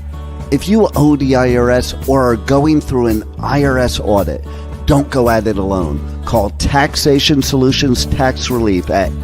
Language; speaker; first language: English; native; English